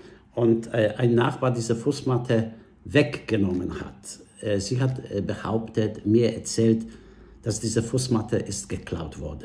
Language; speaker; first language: German; non-native, fluent; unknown